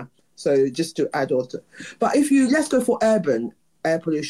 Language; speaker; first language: English; native; English